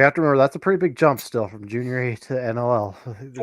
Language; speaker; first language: English; native; English